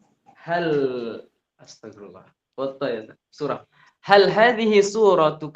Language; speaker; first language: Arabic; non-native, learner; Indonesian